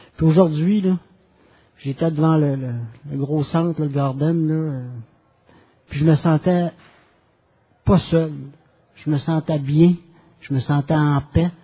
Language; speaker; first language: French; native; French